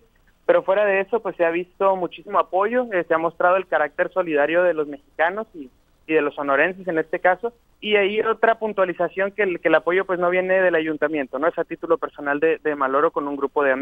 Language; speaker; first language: Spanish; native; Spanish